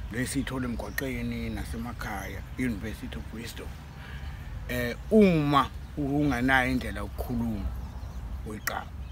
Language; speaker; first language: Zulu; native; Zulu